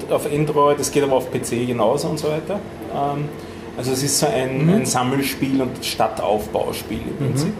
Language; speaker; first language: German; native; German